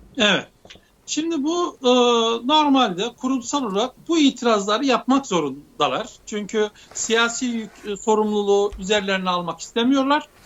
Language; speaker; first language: Turkish; native; Turkish